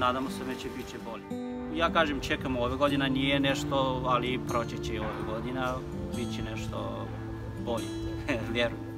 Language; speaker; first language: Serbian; non-native, learner; Chinese